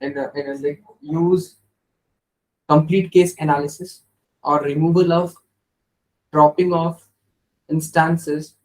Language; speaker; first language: English; non-native, local second language; Hindi